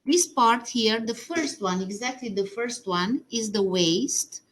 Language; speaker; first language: English; non-native, fluent; Romanian